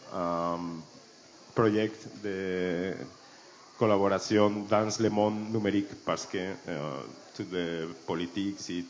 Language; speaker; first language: French; non-native, learner; Spanish